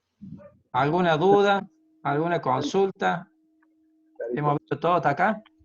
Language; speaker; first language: Spanish; native; Spanish